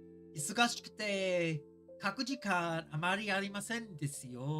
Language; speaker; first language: Japanese; non-native, learner; English